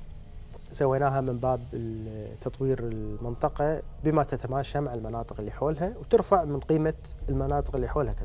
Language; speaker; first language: Arabic; native; Arabic